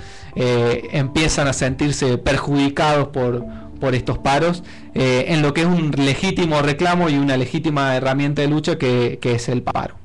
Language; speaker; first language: Spanish; native; Spanish